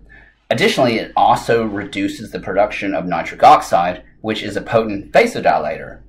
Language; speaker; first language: English; native; English